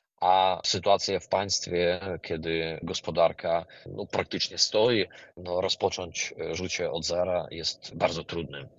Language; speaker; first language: Polish; non-native, fluent; Ukrainian